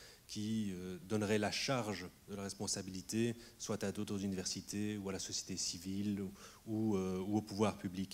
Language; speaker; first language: French; native; French